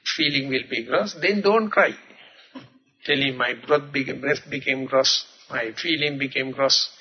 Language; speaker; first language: English; non-native, local second language; Sinhala